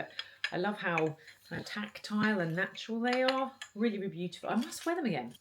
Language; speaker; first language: English; native; English